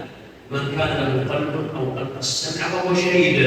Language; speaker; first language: Arabic; native; Arabic